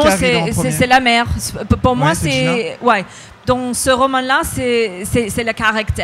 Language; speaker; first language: French; non-native, fluent; English